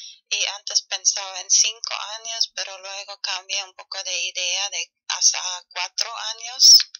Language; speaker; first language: Spanish; non-native, fluent; German